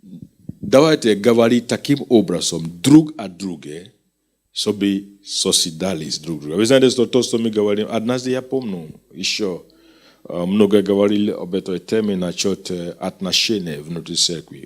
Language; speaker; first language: Russian; non-native, fluent; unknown